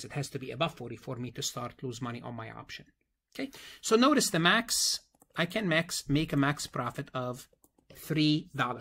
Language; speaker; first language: English; non-native, fluent; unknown